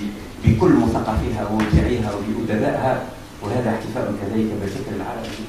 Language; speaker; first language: Arabic; native; Arabic